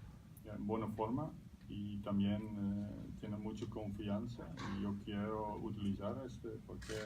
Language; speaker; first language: Spanish; non-native, learner; Dutch